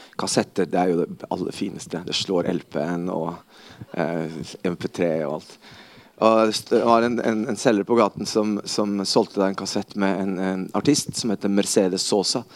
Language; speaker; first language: Norwegian; early bilingual, other home language; Spanish